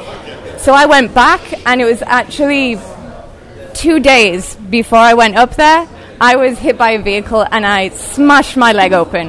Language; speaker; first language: English; native; English